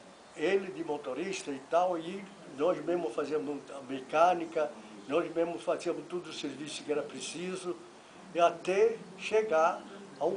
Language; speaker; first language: Portuguese; non-native, fluent; Italian